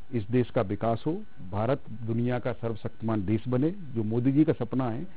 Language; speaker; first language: Hindi; native; Hindi